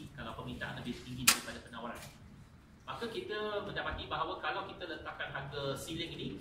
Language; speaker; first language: Malay; non-native, local second language; Chinese